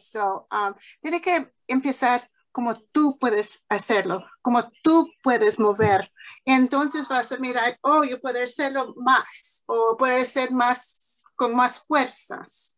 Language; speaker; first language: Spanish; early bilingual, heritage; English